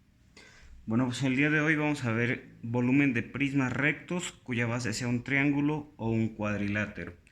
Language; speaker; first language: Spanish; native; Spanish